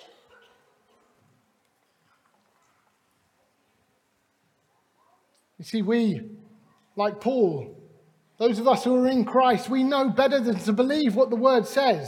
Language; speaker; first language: English; native; English